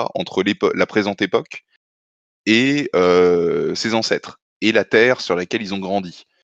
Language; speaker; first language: French; native; French